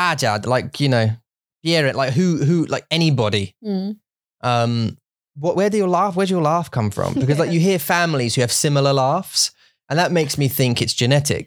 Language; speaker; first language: English; native; English